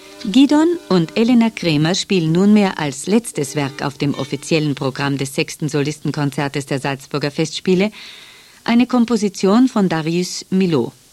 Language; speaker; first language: German; native; German